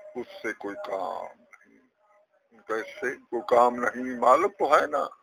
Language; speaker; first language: Urdu; non-native, local second language; Punjabi